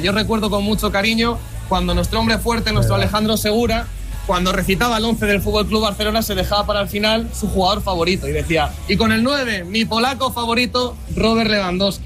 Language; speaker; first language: Spanish; native; Spanish